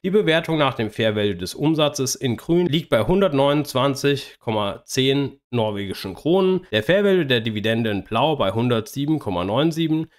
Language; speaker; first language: German; native; German